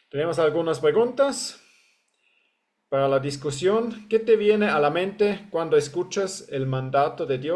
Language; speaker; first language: Spanish; non-native, fluent; English